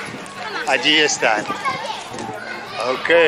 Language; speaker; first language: Spanish; non-native, fluent; English